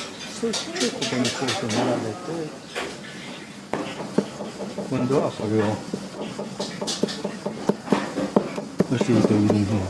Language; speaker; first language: Japanese; native; Japanese